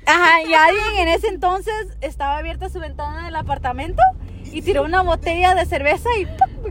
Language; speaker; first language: Spanish; early bilingual, heritage; Spanish